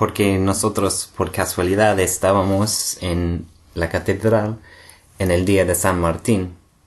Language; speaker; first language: Spanish; non-native, fluent; English